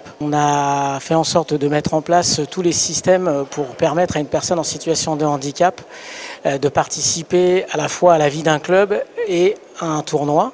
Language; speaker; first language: French; native; French